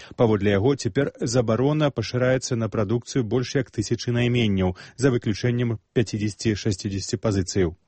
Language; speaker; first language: Belarusian; native; Belarusian